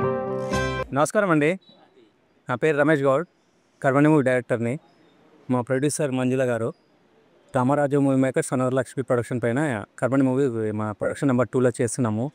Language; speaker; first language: Telugu; native; Telugu